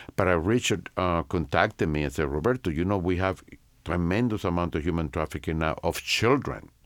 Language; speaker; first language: English; non-native, fluent; Spanish